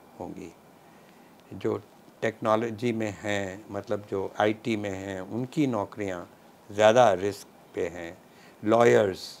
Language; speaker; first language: Hindi; non-native, local second language; Punjabi